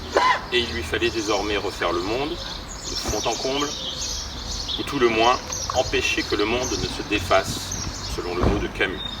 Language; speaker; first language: French; native; French